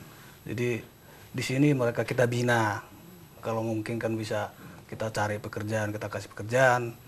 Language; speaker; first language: Indonesian; native; Indonesian